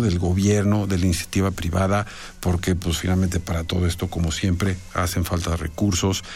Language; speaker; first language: Spanish; native; Spanish